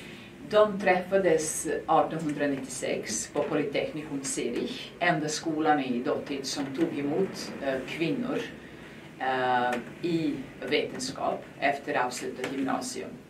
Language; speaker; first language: Swedish; non-native, fluent; Serbian